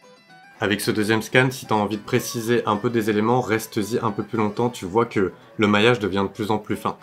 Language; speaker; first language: French; native; French